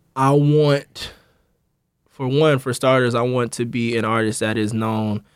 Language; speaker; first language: English; native; English